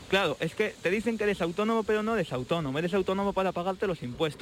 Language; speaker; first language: Spanish; native; Spanish